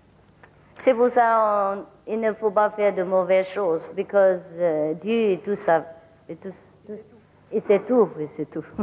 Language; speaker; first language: French; non-native, learner; Vietnamese